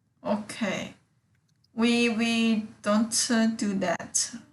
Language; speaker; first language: English; non-native, learner; Chinese